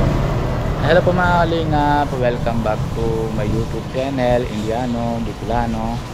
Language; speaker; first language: Filipino; non-native, local second language; Bikol